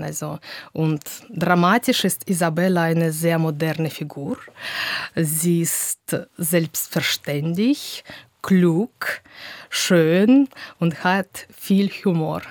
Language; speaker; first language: German; non-native, fluent; Russian